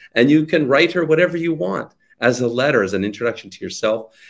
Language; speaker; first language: English; native; English